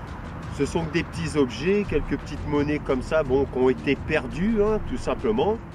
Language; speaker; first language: French; native; French